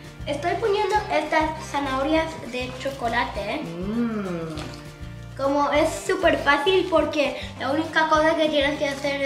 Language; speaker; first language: Spanish; early bilingual, other home language; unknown